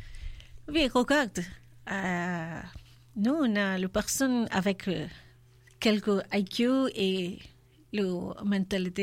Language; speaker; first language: French; non-native, learner; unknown